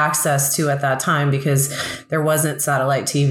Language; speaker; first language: English; early bilingual, other home language; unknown